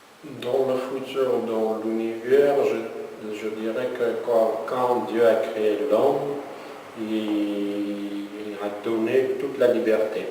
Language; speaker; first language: French; non-native, fluent; Armenian